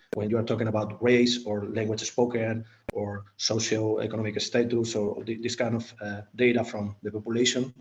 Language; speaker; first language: English; non-native, fluent; Spanish